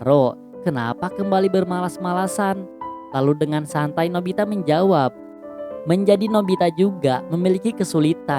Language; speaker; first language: Indonesian; native; Indonesian